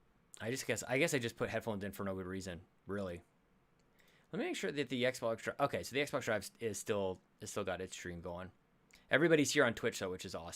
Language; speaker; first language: English; native; English